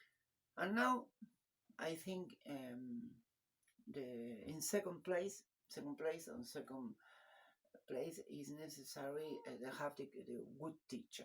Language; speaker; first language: English; non-native, learner; Spanish